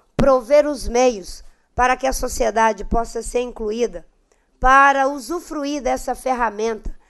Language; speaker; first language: Portuguese; native; Portuguese